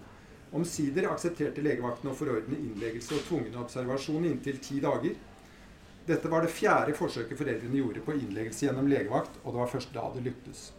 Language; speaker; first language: Norwegian; native; Norwegian